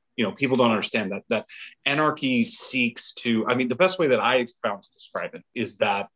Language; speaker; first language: English; native; English